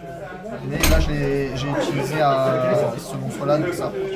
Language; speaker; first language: French; native; French